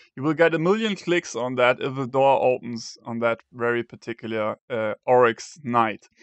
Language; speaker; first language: English; non-native, fluent; German